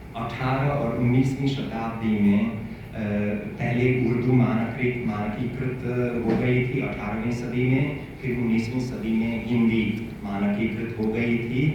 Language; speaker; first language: Hindi; non-native, fluent; Hungarian